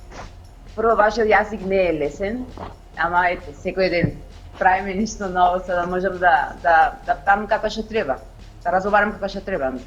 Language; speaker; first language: Macedonian; non-native, fluent; Spanish